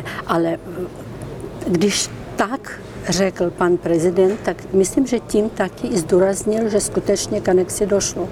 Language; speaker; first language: Czech; non-native, fluent; Ukrainian